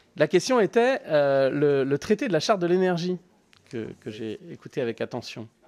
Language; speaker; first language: French; native; French